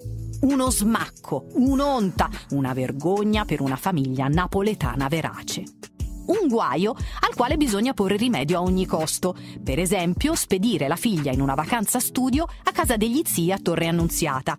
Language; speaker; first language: Italian; native; Italian